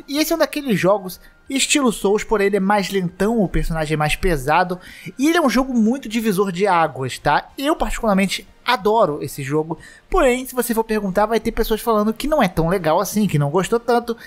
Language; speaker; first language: Portuguese; native; Portuguese